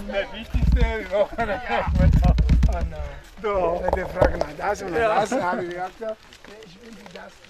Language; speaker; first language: German; non-native, learner; Ewe